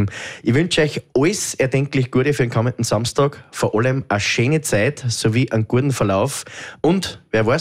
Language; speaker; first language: German; native; German